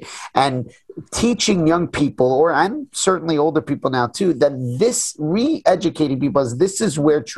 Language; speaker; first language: English; native; English